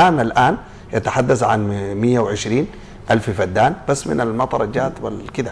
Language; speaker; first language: Arabic; native; Arabic